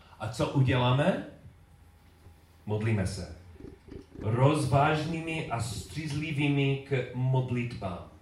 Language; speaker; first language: Czech; non-native, learner; English